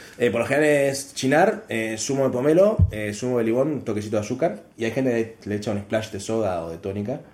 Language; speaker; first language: Spanish; native; Spanish